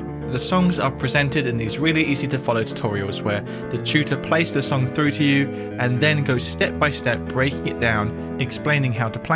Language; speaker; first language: English; native; English